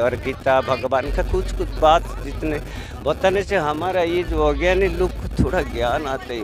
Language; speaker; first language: Hindi; non-native, local second language; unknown